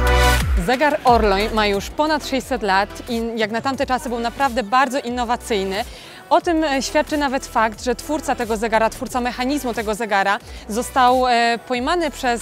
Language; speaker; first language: Polish; native; Polish